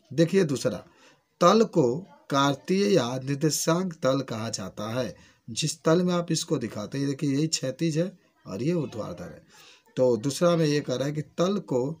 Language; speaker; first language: Hindi; native; Hindi